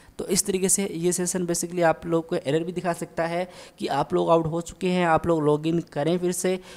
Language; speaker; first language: Hindi; native; Hindi